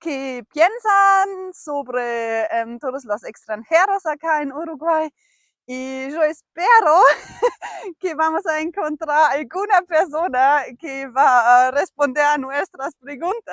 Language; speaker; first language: Spanish; non-native, learner; German